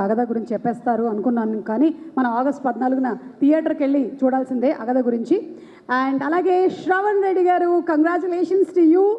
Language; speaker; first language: Telugu; native; Telugu